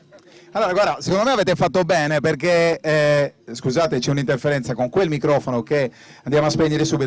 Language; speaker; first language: Italian; native; Italian